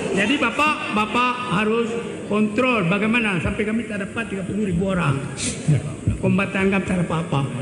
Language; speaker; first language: Malay; non-native, local second language; Achinese